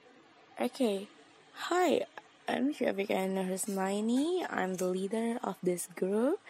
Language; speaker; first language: English; non-native, learner; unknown